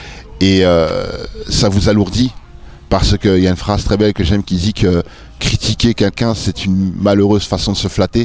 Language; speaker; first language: French; early bilingual, other home language; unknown